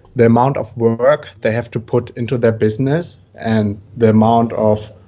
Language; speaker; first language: English; non-native, fluent; German